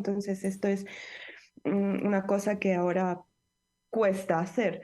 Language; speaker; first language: Spanish; non-native, fluent; Ukrainian